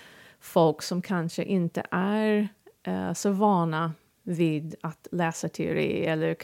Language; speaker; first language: Swedish; non-native, fluent; English